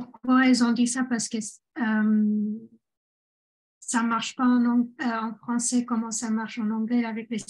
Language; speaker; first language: French; non-native, fluent; English